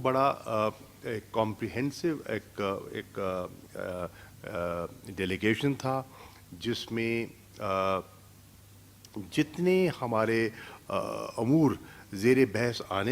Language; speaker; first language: Urdu; non-native, local second language; Saraiki